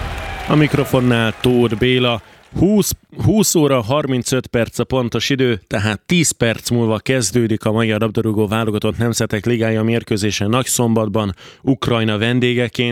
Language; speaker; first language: Hungarian; native; Hungarian